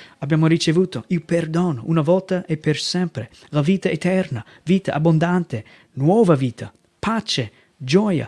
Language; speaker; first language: Italian; non-native, fluent; English